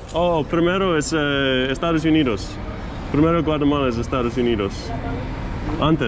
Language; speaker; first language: Spanish; non-native, learner; English